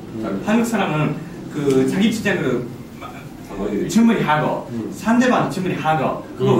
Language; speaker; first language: Korean; non-native, learner; Japanese